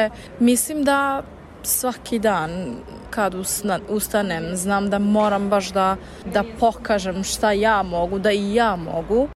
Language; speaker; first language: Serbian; non-native, fluent; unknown